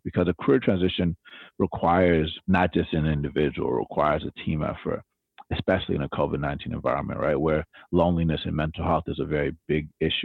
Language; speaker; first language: English; native; English